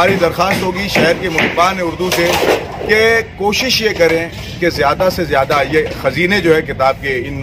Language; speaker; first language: Hindi; native; Hindi